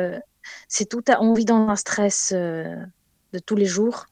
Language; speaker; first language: French; non-native, fluent; Ukrainian